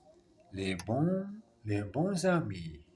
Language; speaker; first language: French; non-native, learner; Portuguese